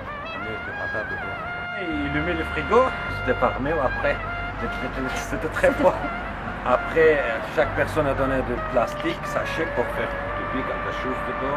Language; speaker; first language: French; non-native, learner; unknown